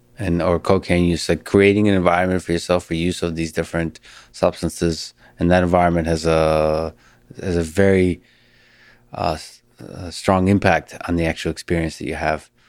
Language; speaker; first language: English; early bilingual, other home language; Russian